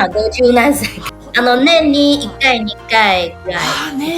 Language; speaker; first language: Japanese; non-native, learner; Chinese